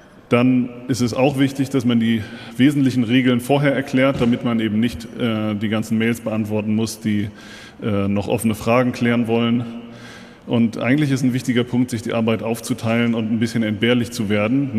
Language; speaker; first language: German; native; German